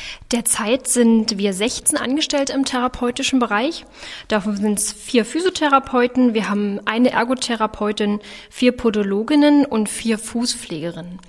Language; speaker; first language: German; native; German